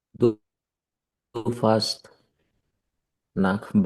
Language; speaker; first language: German; non-native, learner; Bangla